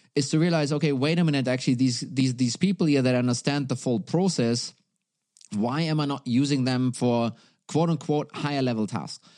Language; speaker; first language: English; non-native, fluent; German